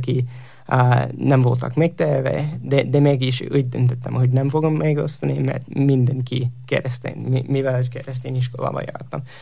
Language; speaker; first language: Hungarian; non-native, fluent; English